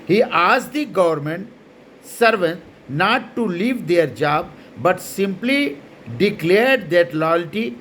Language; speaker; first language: English; non-native, local second language; Hindi